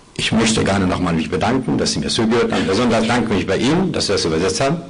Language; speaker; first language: German; non-native, fluent; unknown